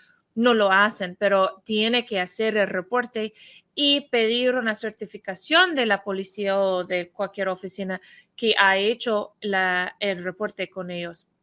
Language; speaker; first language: Spanish; non-native, fluent; English